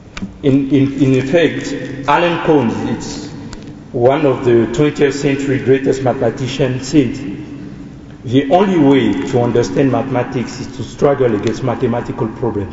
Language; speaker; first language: English; non-native, fluent; French